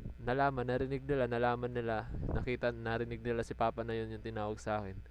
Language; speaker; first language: Filipino; non-native, local second language; Bikol